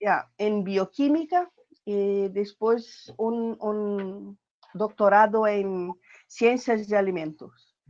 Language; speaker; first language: Spanish; non-native, learner; Portuguese